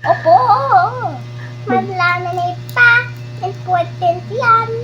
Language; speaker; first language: Filipino; non-native, learner; English